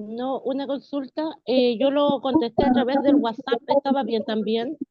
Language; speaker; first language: Spanish; native; Spanish